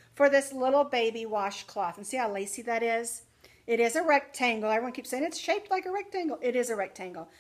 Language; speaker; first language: English; native; English